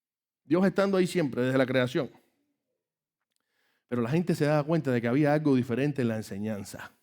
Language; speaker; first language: Spanish; native; Spanish